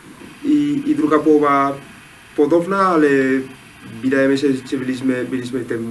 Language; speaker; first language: Polish; non-native, learner; Spanish